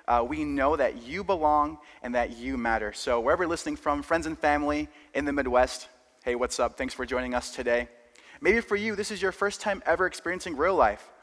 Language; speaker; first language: English; early bilingual, other home language; Spanish